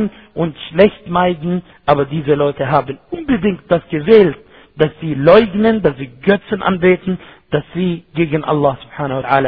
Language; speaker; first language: German; non-native, fluent; Arabic